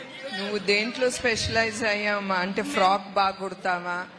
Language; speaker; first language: Telugu; native; Telugu